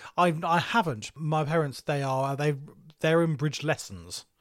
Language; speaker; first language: English; native; English